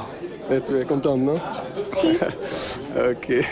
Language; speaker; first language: French; non-native, fluent; Portuguese